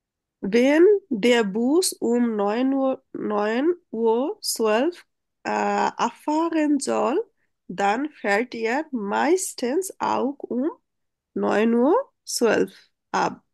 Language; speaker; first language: German; non-native, fluent; Bangla